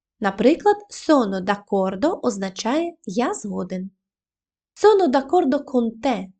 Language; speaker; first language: Italian; non-native, fluent; Ukrainian